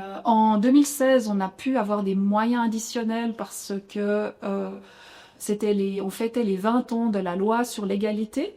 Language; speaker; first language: French; native; French